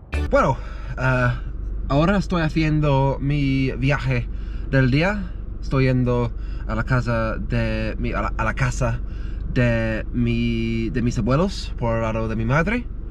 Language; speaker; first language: Spanish; non-native, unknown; English